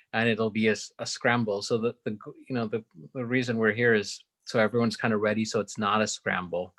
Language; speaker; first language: English; native; English